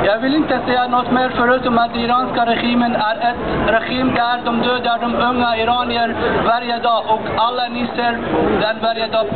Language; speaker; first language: Swedish; non-native, fluent; Persian